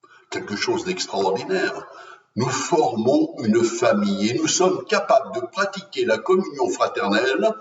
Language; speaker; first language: French; native; French